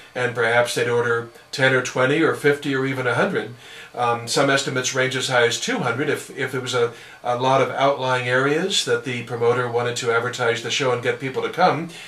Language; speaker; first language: English; native; English